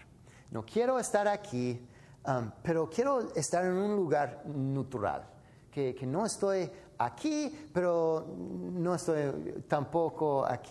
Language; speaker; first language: Spanish; non-native, fluent; English